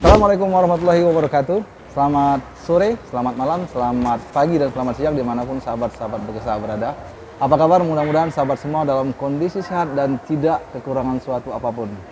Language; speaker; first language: Indonesian; native; Indonesian